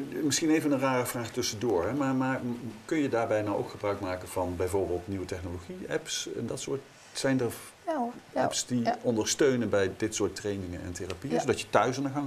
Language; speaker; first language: Dutch; native; Dutch